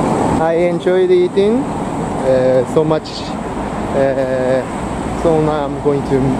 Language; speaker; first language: English; non-native, learner; Japanese